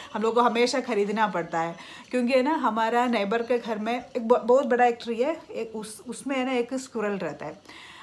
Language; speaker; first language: Hindi; non-native, local second language; Malayalam